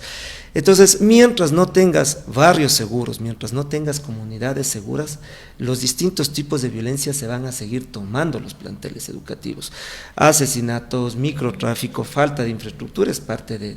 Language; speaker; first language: Spanish; native; Spanish